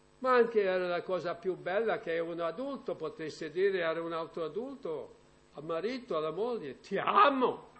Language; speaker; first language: Italian; non-native, fluent; English